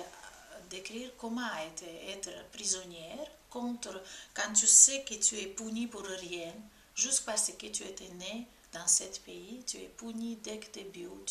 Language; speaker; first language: French; non-native, fluent; Georgian